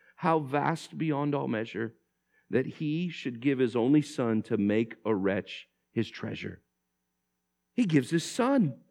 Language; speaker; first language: English; native; English